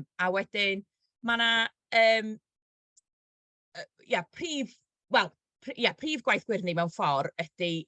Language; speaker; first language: Welsh; native; Welsh